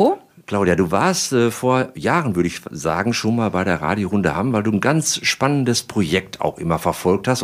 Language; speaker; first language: German; native; German